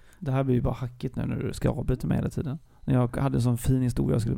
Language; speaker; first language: Swedish; native; Swedish